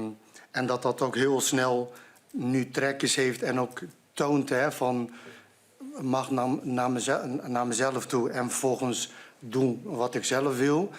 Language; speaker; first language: Dutch; non-native, fluent; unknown